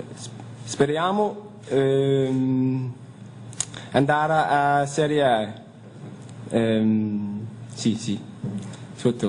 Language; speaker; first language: Italian; non-native, learner; Danish